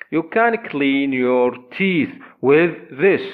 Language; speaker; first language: English; non-native, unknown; Arabic